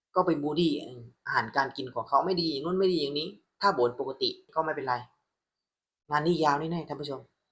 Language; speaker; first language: Thai; native; Thai